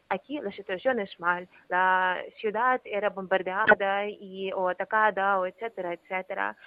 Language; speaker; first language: Spanish; non-native, learner; Ukrainian